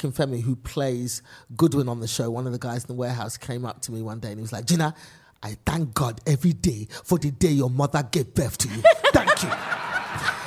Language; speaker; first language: English; native; English